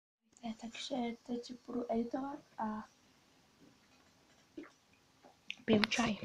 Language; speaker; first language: Czech; early bilingual, heritage; Czech